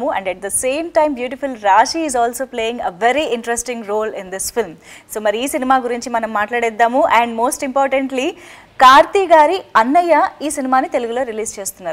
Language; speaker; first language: Telugu; native; Telugu